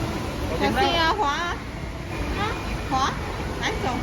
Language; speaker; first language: Chinese; native; Chinese